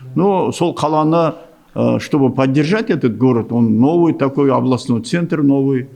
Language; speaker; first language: Russian; non-native, local second language; Kazakh